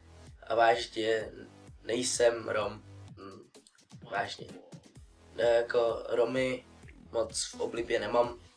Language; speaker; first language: Czech; early bilingual, other home language; Russian